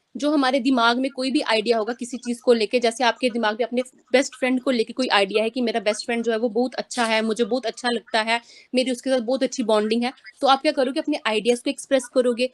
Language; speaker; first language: Hindi; native; Hindi